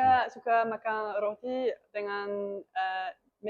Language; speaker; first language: Indonesian; non-native, learner; German